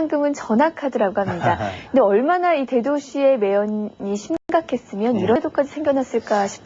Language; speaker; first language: Korean; native; Korean